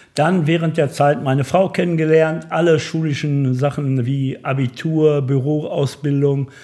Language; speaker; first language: German; native; German